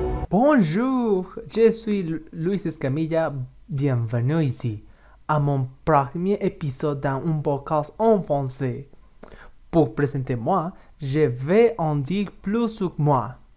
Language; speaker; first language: French; non-native, learner; Spanish